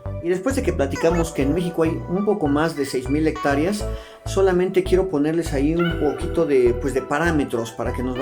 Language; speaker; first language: Spanish; native; Spanish